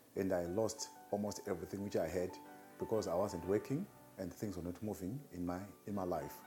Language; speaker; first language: English; non-native, local second language; Shona